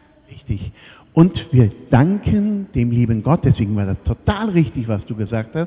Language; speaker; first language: German; native; German